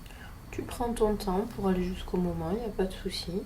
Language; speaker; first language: French; native; French